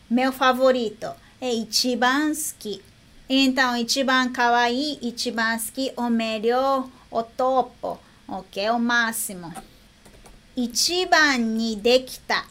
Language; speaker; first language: Portuguese; non-native, fluent; Japanese